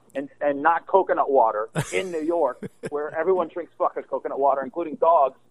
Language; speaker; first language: English; native; English